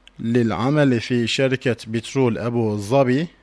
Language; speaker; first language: Arabic; non-native, fluent; Turkish